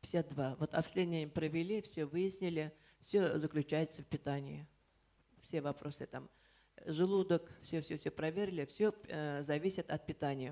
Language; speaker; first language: Russian; native; Russian